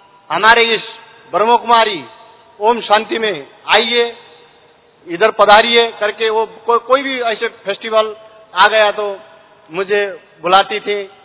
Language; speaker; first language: Hindi; non-native, fluent; Nepali